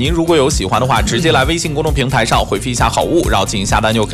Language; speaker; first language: Chinese; native; Chinese